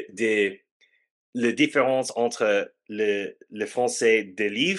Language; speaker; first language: French; non-native, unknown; English